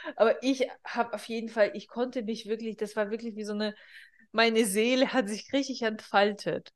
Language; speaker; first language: German; non-native, fluent; Russian